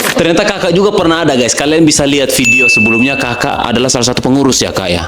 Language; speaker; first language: Indonesian; native; Indonesian